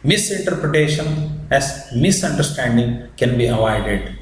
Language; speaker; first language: English; non-native, local second language; Kannada